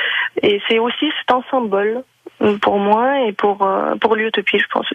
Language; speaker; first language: French; non-native, fluent; Ukrainian